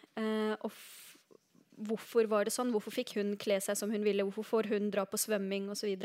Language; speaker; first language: Norwegian; early bilingual, other home language; Arabic